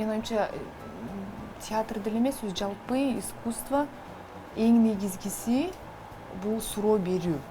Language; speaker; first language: Kyrgyz; non-native, local second language; Russian